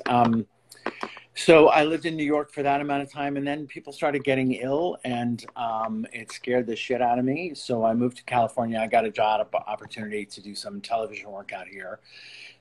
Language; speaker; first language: English; native; English